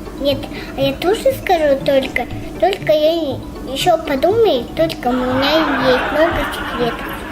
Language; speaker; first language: Russian; non-native, learner; Tajik